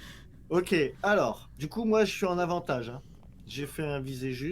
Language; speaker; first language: French; native; French